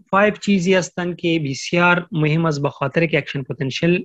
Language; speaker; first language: English; non-native, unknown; Pashto